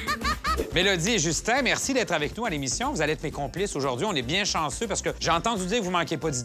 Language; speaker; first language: French; native; French